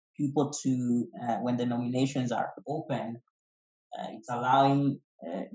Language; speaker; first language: English; non-native, local second language; Kikuyu